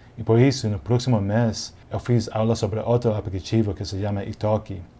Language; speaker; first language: Portuguese; non-native, learner; English